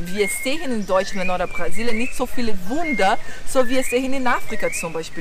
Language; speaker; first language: German; non-native, learner; Portuguese